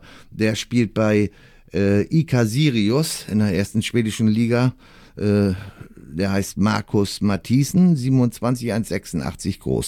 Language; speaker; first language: German; native; German